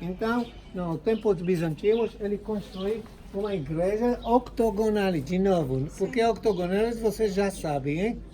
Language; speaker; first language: Portuguese; non-native, fluent; Hebrew